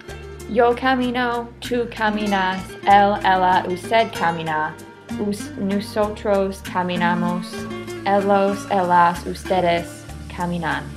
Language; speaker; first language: Spanish; non-native, learner; English